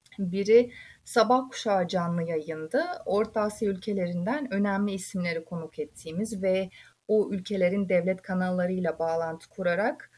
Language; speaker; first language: Turkish; non-native, fluent; Uzbek